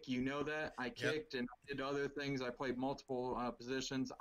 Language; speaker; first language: English; native; English